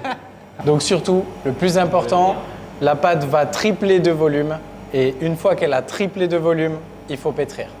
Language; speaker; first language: French; native; French